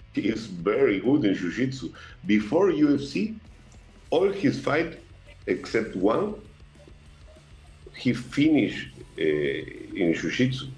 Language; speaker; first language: English; non-native, learner; Spanish